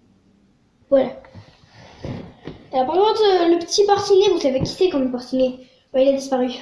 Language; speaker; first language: French; native; French